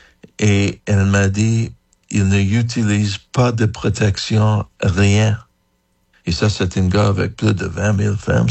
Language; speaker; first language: French; non-native, fluent; English